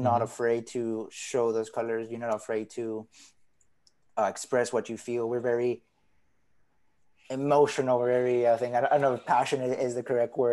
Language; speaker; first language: English; non-native, fluent; Spanish